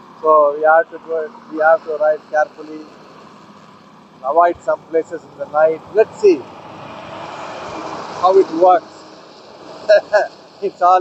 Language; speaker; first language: English; non-native, local second language; Tamil